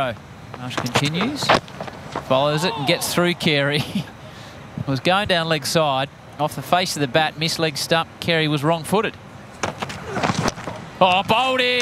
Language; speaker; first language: English; native; English